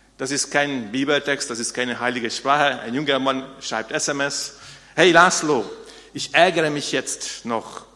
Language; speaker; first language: German; non-native, fluent; Hungarian